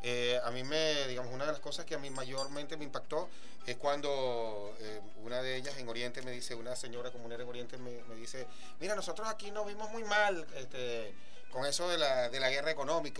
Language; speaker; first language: Spanish; native; Spanish